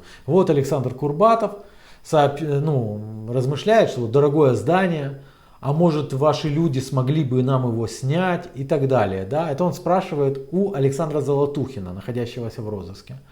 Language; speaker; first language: Russian; native; Russian